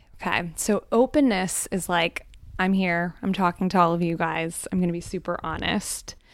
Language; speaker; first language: English; early bilingual, other home language; Gujarati